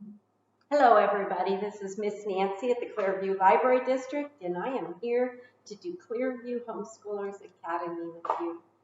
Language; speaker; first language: English; native; English